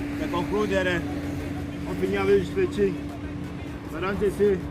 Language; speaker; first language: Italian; non-native, learner; French